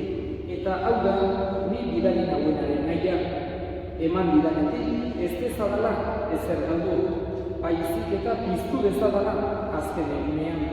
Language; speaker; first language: Basque; native; Basque